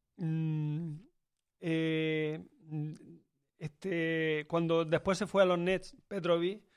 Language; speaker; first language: Spanish; native; Spanish